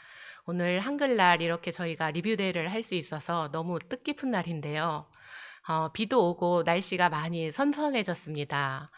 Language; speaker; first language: Korean; native; Korean